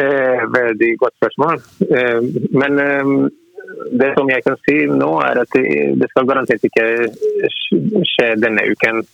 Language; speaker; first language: Norwegian; non-native, fluent; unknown